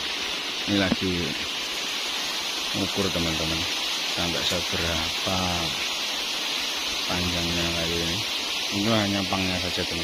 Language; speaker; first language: Indonesian; non-native, local second language; Javanese